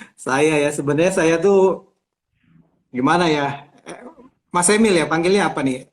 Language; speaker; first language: Indonesian; native; Indonesian